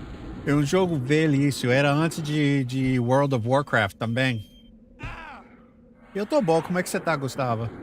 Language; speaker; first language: Portuguese; non-native, fluent; English